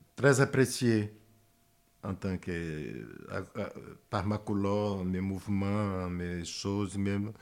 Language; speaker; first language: French; non-native, fluent; Portuguese